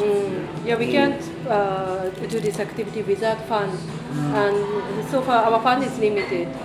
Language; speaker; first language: English; non-native, fluent; Japanese